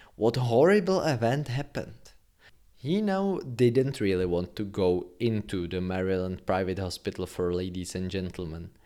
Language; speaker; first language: English; non-native, fluent; Czech